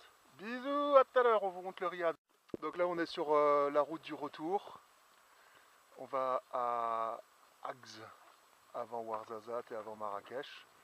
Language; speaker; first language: French; native; French